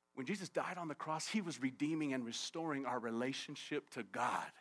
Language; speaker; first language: English; native; English